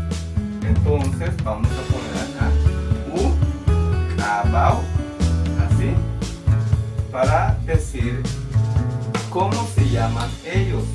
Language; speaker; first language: Spanish; non-native, local second language; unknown